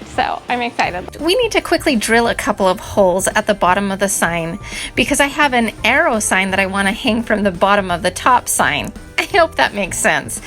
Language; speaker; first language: English; native; English